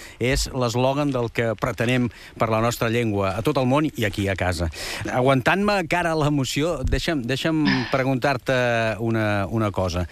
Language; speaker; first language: Catalan; native; Catalan